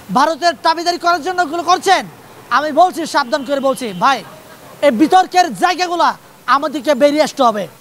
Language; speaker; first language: Bangla; non-native, local second language; Chakma